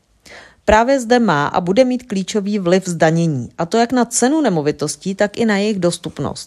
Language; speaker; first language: Czech; native; Czech